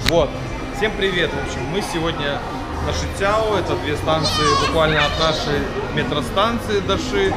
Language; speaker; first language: Russian; native; Russian